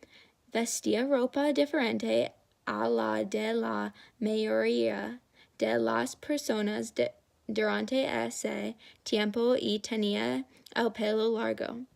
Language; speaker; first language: Spanish; non-native, learner; English